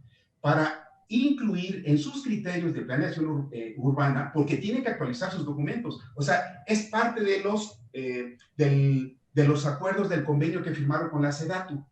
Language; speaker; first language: Spanish; native; Spanish